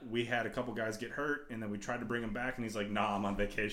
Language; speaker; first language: English; native; English